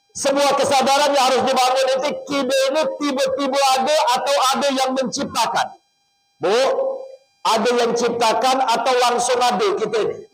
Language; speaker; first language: Malay; native; Malay